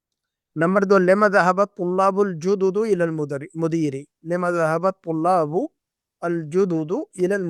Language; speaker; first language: Arabic; non-native, fluent; Urdu